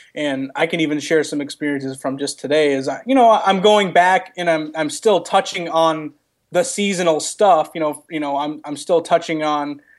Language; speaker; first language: English; native; English